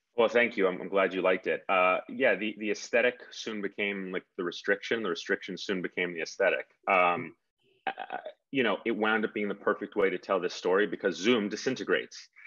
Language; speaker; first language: English; native; English